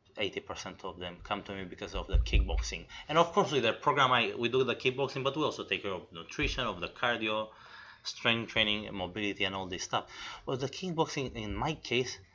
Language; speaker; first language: English; non-native, fluent; Romanian